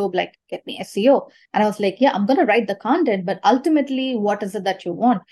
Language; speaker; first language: English; non-native, local second language; Tamil